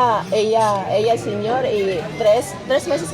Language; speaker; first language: Spanish; non-native, learner; Filipino